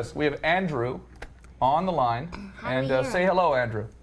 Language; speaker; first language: English; native; English